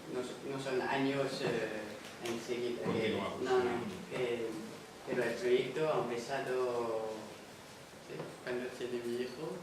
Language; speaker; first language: Spanish; non-native, fluent; French